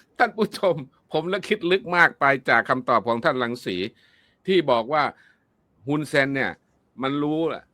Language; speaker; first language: Thai; native; Thai